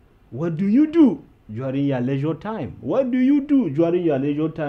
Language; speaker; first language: English; non-native, local second language; Hausa